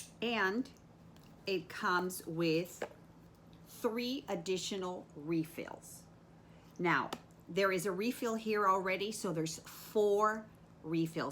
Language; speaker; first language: English; native; English